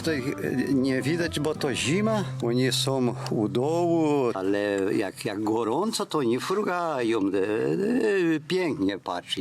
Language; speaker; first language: Polish; early bilingual, heritage; Polish